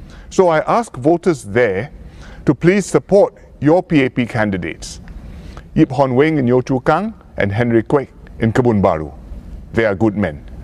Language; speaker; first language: English; non-native, local second language; Chinese